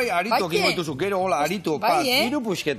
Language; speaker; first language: Basque; native; Basque